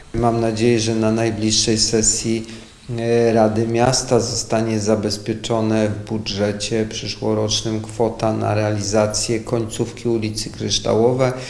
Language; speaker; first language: Polish; native; Polish